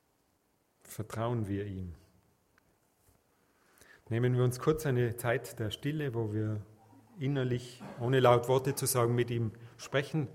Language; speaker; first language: German; native; German